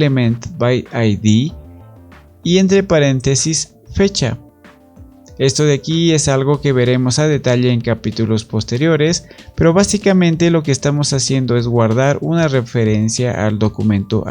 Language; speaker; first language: Spanish; native; Spanish